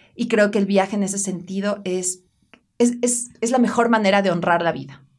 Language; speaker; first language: Spanish; native; Spanish